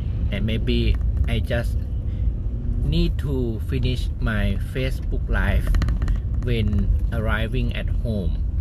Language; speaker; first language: English; non-native, fluent; Thai